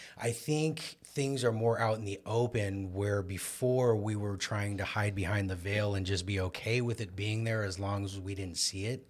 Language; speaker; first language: English; native; English